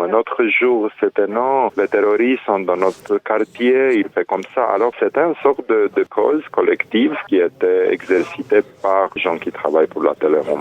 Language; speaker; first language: French; non-native, fluent; Romanian